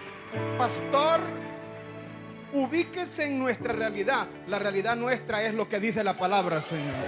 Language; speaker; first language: Spanish; native; Spanish